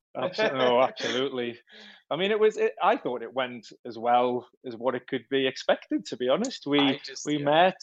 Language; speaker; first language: English; native; English